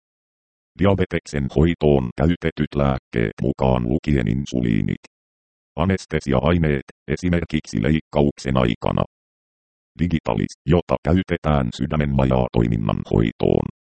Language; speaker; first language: Finnish; native; Finnish